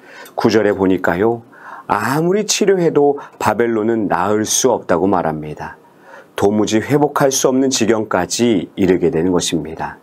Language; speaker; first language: Korean; native; Korean